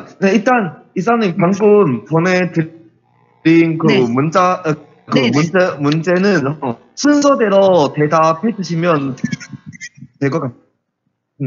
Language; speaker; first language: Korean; non-native, fluent; Chinese